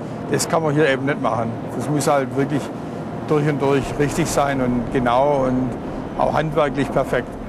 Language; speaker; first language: German; native; German